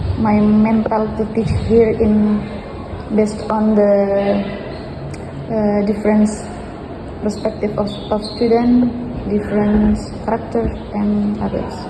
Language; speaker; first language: English; non-native, fluent; Indonesian